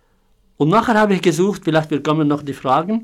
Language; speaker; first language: German; non-native, fluent; Arabic